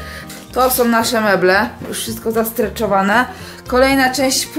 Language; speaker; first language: Polish; native; Polish